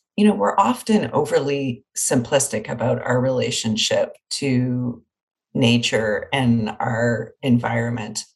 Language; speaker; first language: English; native; English